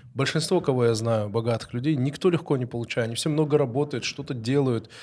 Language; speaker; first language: Russian; non-native, local second language; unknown